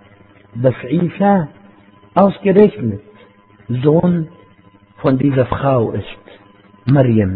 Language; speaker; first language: German; non-native, fluent; Arabic